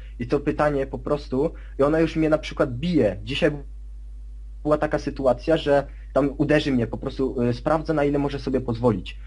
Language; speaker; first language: Polish; early bilingual, heritage; Polish